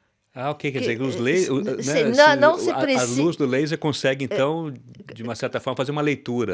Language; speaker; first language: Portuguese; native; Portuguese